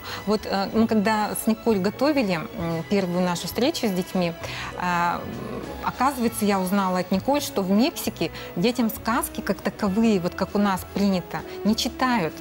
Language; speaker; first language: Russian; native; Russian